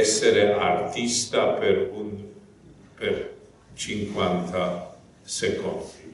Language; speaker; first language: Italian; non-native, fluent; Polish